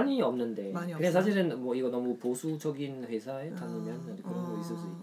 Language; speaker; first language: Korean; non-native, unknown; German